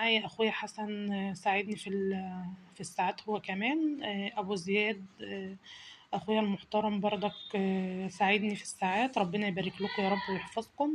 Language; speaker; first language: Arabic; native; Arabic